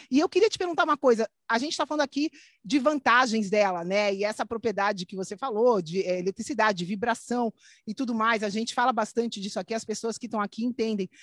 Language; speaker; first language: Portuguese; native; Portuguese